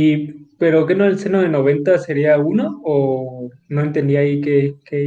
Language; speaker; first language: Spanish; native; Spanish